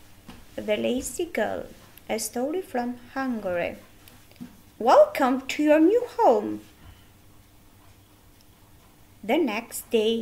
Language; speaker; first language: English; non-native, fluent; Albanian